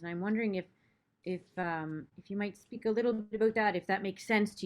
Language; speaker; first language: English; native; English